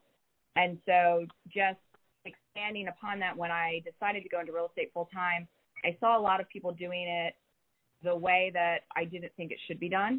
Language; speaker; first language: English; native; English